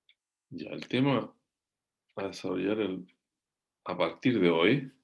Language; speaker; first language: Spanish; native; Spanish